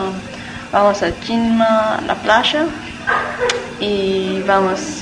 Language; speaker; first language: Spanish; non-native, learner; English